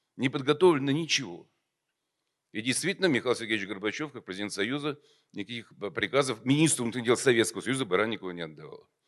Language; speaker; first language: Russian; native; Russian